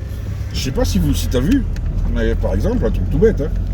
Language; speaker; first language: French; native; French